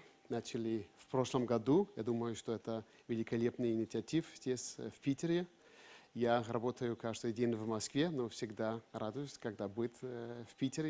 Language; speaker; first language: Russian; non-native, fluent; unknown